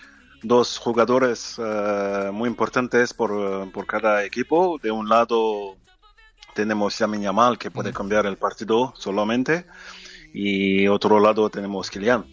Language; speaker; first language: Spanish; non-native, fluent; French